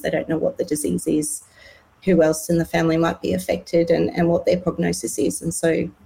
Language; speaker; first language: English; native; English